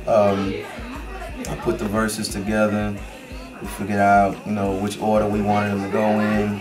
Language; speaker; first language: English; native; English